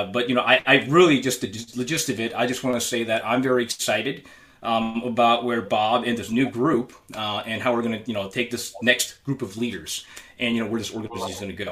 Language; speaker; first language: English; native; English